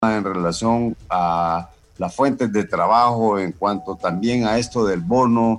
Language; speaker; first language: Spanish; native; Spanish